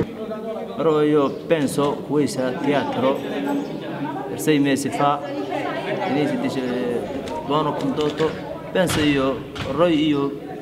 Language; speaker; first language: Italian; non-native, learner; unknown